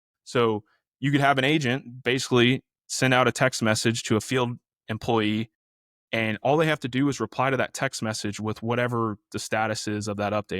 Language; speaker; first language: English; native; English